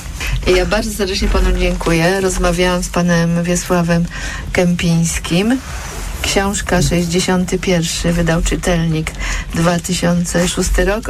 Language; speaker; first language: Polish; native; Polish